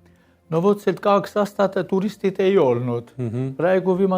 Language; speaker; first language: Estonian; non-native, learner; Armenian